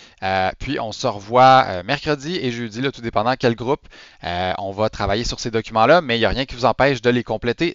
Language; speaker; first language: French; native; French